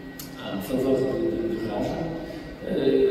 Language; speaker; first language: French; non-native, fluent; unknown